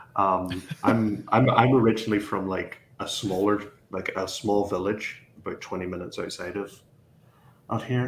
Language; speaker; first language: English; native; English